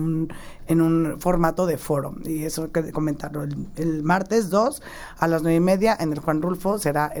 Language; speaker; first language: Spanish; native; Spanish